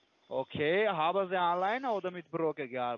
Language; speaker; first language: German; non-native, learner; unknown